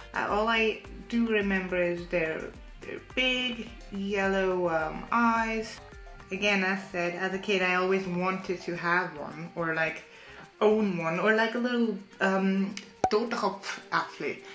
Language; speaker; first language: English; non-native, fluent; German